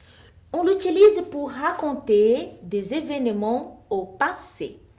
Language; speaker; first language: French; non-native, fluent; Portuguese